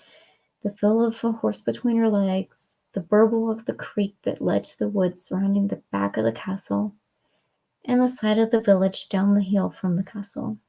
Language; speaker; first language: English; native; English